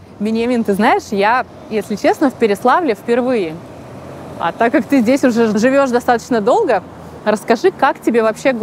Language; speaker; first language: Russian; native; Russian